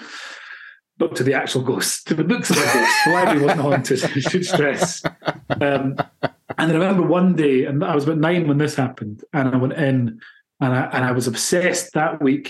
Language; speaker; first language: English; native; English